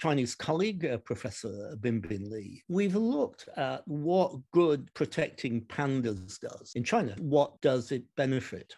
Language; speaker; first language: English; native; English